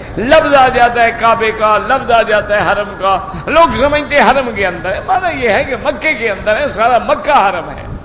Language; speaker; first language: Urdu; native; Urdu